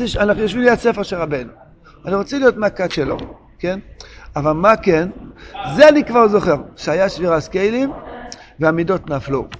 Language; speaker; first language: Hebrew; non-native, local second language; Yiddish